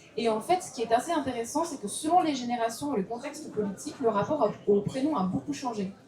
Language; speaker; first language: French; early bilingual, other home language; Russian